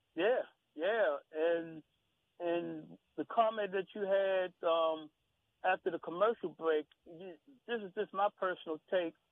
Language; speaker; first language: English; native; English